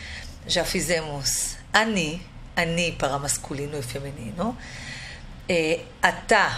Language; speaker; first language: Portuguese; non-native, fluent; Hebrew